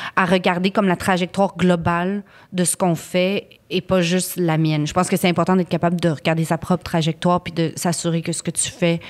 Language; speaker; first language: French; native; French